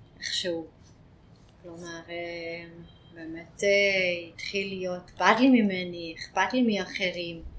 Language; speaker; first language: Hebrew; non-native, fluent; Hungarian